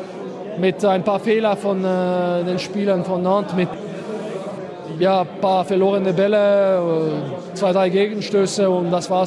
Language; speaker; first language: German; non-native, fluent; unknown